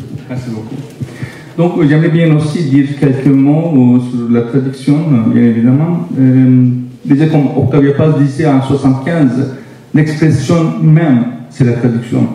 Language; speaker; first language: French; non-native, fluent; Turkish